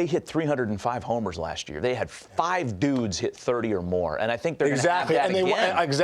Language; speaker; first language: English; native; English